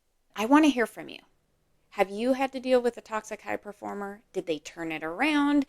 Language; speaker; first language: English; native; English